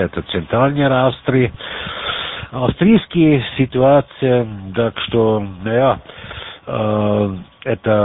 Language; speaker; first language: Russian; non-native, learner; German